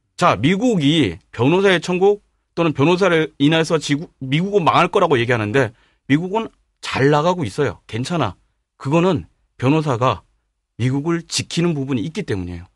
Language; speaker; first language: Korean; native; Korean